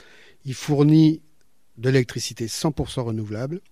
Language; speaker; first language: French; native; French